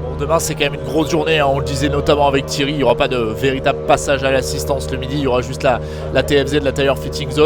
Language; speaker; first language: French; native; French